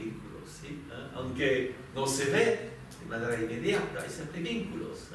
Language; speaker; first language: Spanish; non-native, fluent; French